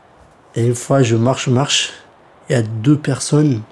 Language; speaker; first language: French; early bilingual, other home language; Kurdish